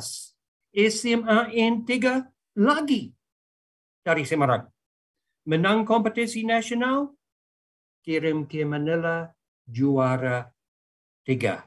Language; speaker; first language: Indonesian; non-native, fluent; English